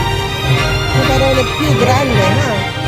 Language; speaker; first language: Italian; non-native, learner; English